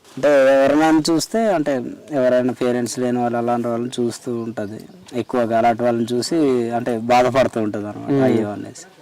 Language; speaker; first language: Telugu; non-native, local second language; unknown